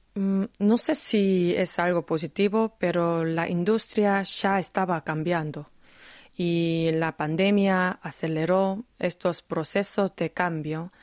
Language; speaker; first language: Spanish; non-native, fluent; Korean